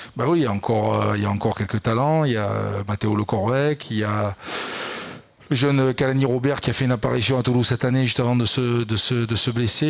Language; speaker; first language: French; native; French